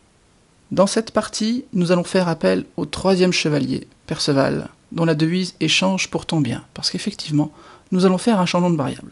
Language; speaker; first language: French; native; French